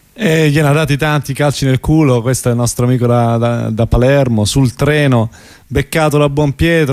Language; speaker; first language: Italian; native; Italian